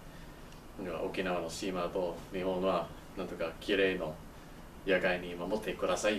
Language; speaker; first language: Japanese; non-native, learner; English